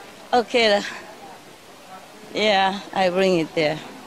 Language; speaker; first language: English; non-native, fluent; Vietnamese